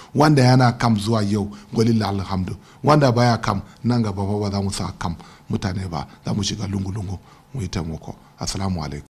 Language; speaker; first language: Hausa; non-native, local second language; Kanuri